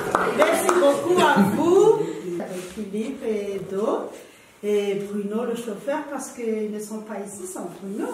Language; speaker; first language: French; non-native, local second language; Malagasy